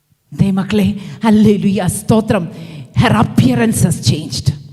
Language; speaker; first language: English; non-native, local second language; Malayalam